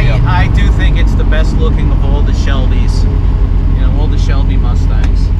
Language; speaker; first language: English; native; English